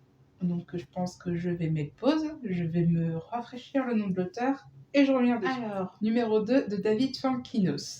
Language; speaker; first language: French; native; French